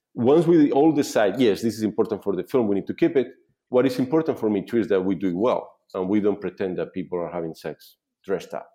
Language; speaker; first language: English; non-native, fluent; Spanish